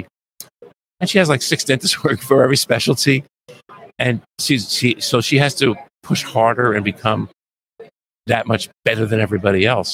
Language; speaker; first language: English; native; English